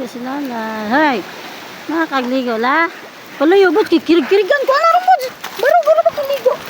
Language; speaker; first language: Filipino; non-native, local second language; Cebuano